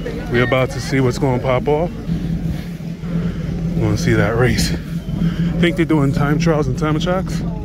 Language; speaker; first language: English; native; English